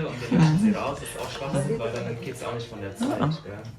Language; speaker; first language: German; native; German